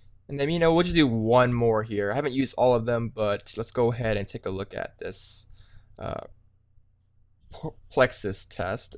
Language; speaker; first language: English; native; English